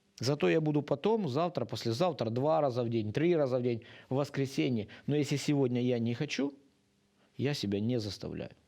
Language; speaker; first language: Russian; native; Russian